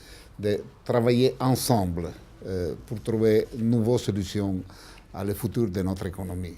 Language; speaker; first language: French; non-native, fluent; Italian